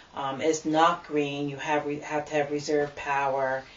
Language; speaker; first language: English; native; English